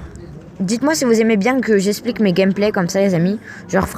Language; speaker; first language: French; native; French